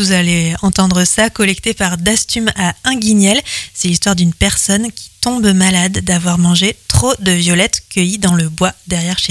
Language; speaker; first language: French; native; French